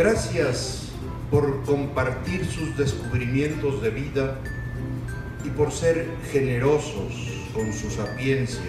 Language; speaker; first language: Spanish; native; Spanish